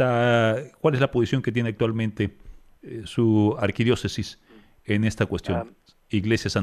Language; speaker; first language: Spanish; native; Spanish